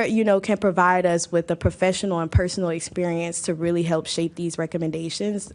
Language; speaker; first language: English; native; English